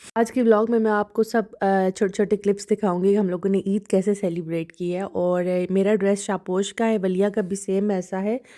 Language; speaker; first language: Urdu; non-native, local second language; Punjabi